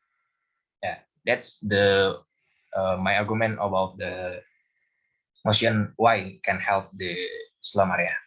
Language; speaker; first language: English; non-native, learner; Indonesian